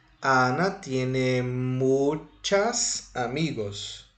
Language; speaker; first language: Spanish; non-native, fluent; Portuguese